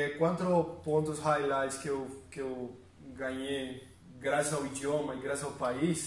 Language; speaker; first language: Portuguese; non-native, fluent; Spanish